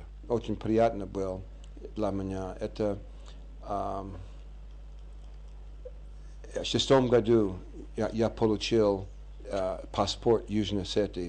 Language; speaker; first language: Russian; non-native, learner; English